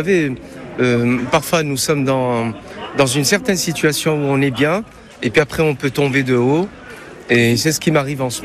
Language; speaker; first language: French; non-native, local second language; Arabic